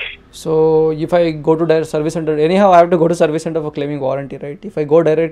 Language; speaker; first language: English; non-native, local second language; Kannada